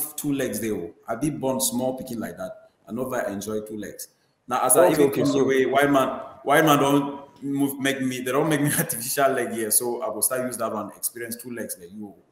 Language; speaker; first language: Nigerian Pidgin; native; Nigerian Pidgin